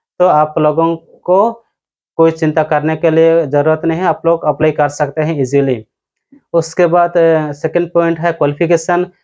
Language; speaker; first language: Hindi; non-native, local second language; Odia